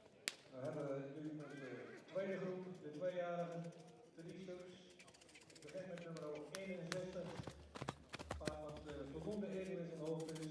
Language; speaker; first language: Dutch; native; Dutch